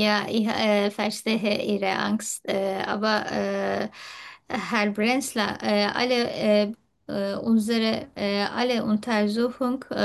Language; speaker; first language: German; non-native, learner; Turkish